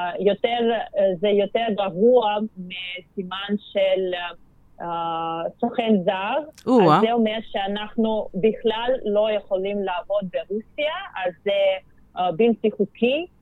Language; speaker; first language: Hebrew; non-native, fluent; Russian